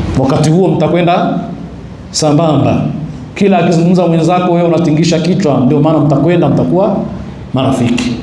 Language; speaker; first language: Swahili; native; Swahili